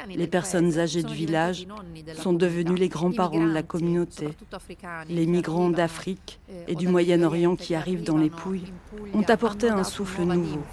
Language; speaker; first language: French; non-native, fluent; Italian